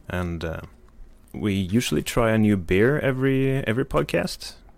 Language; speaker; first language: English; non-native, fluent; Norwegian